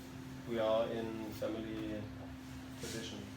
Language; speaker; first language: English; non-native, learner; German